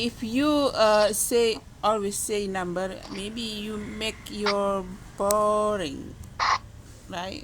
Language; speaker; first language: English; non-native, learner; Indonesian